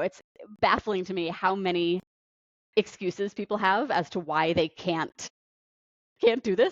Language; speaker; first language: English; native; English